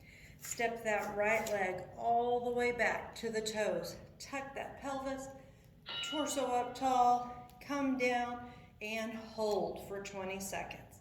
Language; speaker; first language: English; native; English